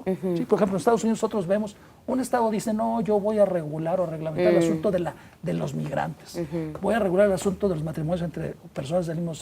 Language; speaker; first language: Spanish; native; Spanish